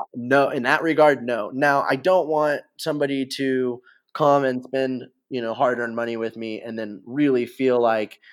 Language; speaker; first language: English; native; English